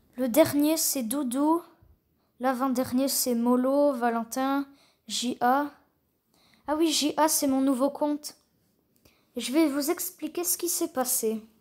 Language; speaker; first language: French; native; French